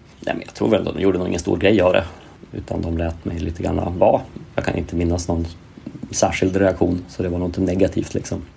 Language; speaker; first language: Swedish; native; Swedish